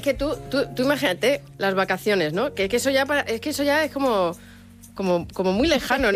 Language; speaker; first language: Spanish; native; Spanish